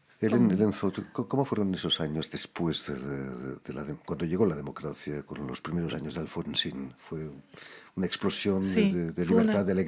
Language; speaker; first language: Spanish; native; Spanish